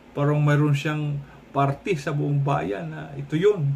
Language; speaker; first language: Filipino; non-native, local second language; Cebuano